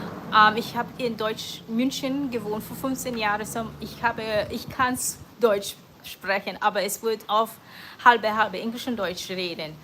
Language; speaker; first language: German; non-native, learner; English